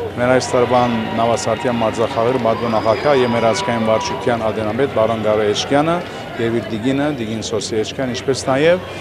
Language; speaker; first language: Armenian; early bilingual, heritage; Armenian